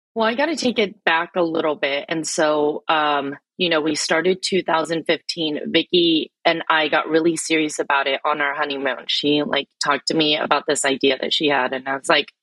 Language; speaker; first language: English; early bilingual, other home language; Filipino